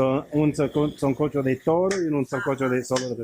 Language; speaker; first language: Spanish; non-native, learner; English